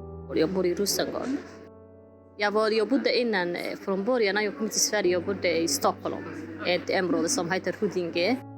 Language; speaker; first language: Swedish; non-native, fluent; Somali